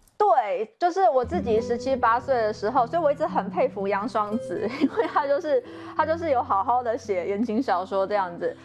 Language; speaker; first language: Chinese; native; Chinese